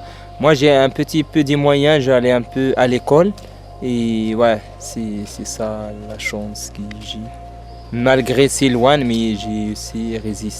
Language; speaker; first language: French; non-native, learner; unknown